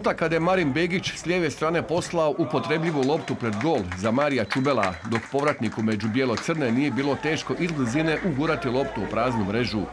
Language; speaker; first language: Serbian; native; Serbian